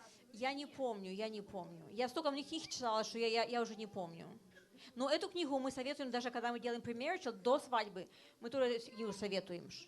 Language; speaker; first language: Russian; early bilingual, heritage; Russian